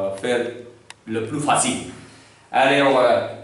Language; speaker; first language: French; non-native, learner; Hindi